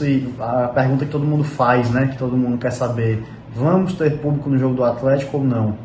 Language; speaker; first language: Portuguese; native; Portuguese